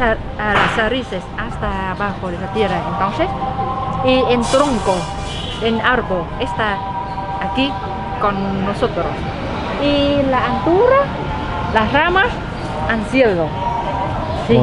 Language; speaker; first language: Spanish; non-native, learner; Vietnamese